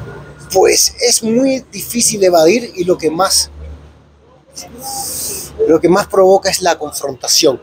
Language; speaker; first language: Spanish; native; Spanish